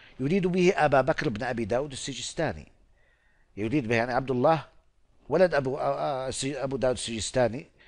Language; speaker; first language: Arabic; non-native, fluent; Oromo